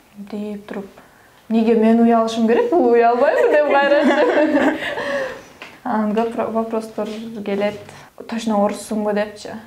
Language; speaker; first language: Kyrgyz; non-native, local second language; Russian